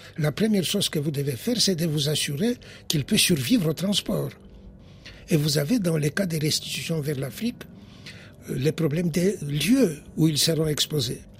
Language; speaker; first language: French; non-native, fluent; Polish